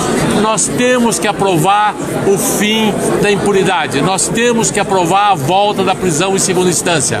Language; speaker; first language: Portuguese; native; Portuguese